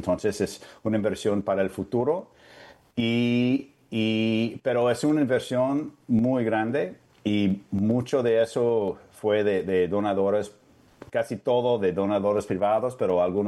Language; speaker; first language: Spanish; non-native, fluent; English